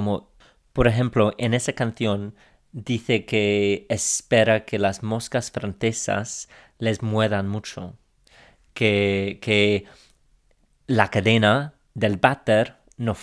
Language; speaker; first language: Spanish; non-native, fluent; English